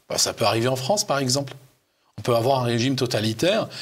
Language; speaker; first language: French; non-native, local second language; Arabic